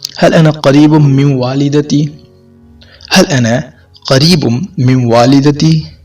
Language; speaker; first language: Arabic; non-native, fluent; Urdu